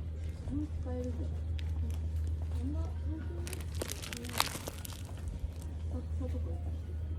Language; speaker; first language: Japanese; non-native, fluent; Korean